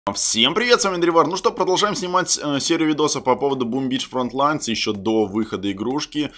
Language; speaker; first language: Russian; native; Russian